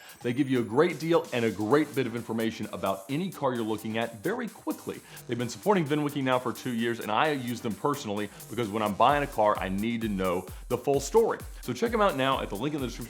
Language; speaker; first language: English; native; English